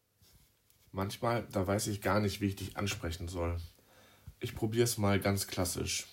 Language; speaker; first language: German; native; German